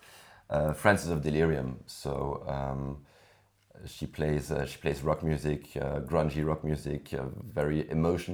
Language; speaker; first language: English; non-native, fluent; French